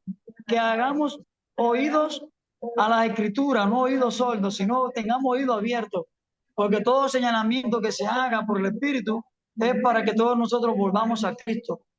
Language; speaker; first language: Spanish; native; Spanish